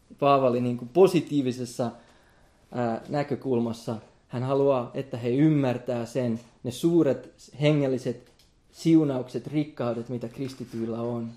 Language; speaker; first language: Finnish; non-native, local second language; Swedish